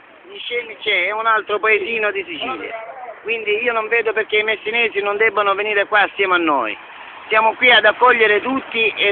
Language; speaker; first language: Italian; native; Italian